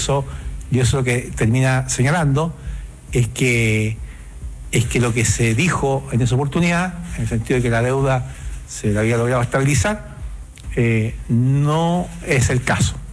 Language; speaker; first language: Spanish; native; Spanish